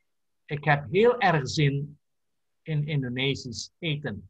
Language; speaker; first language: Dutch; non-native, learner; Indonesian